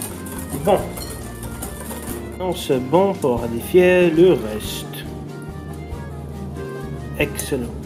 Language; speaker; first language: French; non-native, learner; Latvian